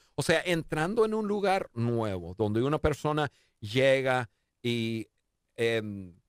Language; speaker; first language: Spanish; non-native, fluent; English